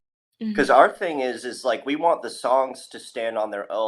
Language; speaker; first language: English; native; English